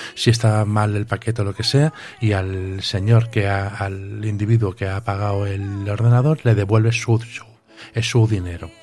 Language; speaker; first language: Spanish; native; Spanish